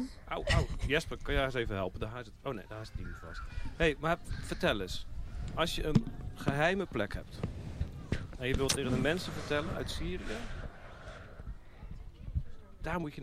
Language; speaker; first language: Dutch; native; Dutch